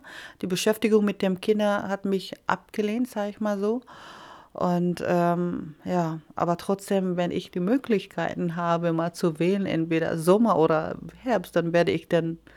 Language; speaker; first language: German; non-native, fluent; Iloko